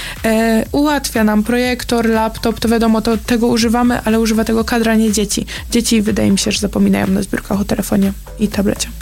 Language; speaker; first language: Polish; native; Polish